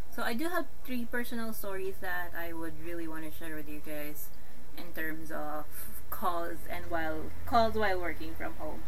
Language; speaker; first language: English; non-native, local second language; Filipino